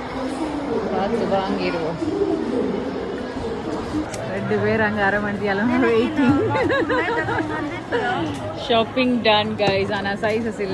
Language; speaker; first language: Tamil; native; Tamil